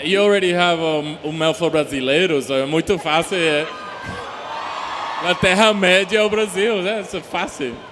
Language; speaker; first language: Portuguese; non-native, learner; Spanish